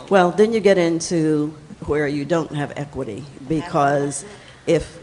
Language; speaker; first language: English; native; English